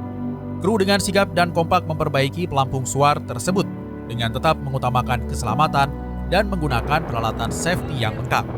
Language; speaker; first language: Indonesian; native; Indonesian